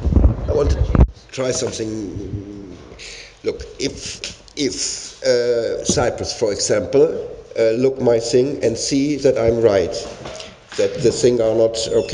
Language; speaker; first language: English; non-native, learner; German